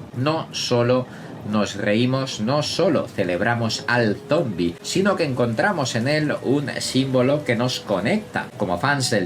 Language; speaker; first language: Spanish; native; Spanish